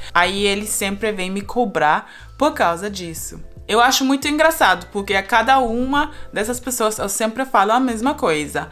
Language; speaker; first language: Portuguese; non-native, fluent; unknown